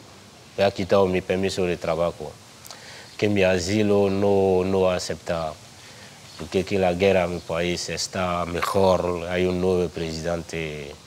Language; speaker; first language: Spanish; non-native, learner; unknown